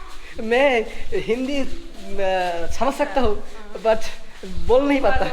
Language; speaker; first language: Hindi; non-native, learner; Bangla